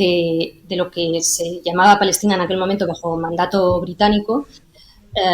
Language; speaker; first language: Spanish; native; Spanish